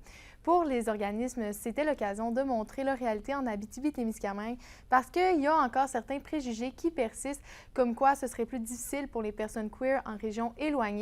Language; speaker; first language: French; native; French